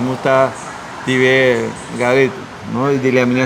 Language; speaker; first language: Russian; non-native, learner; Spanish